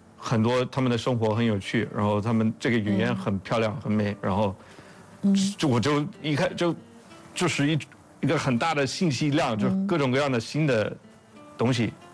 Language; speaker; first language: Chinese; non-native, fluent; English